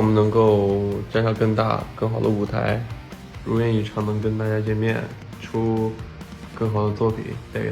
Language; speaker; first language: Chinese; native; Chinese